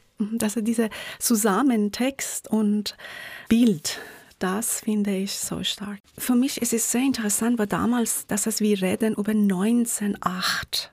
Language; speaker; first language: German; non-native, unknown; Persian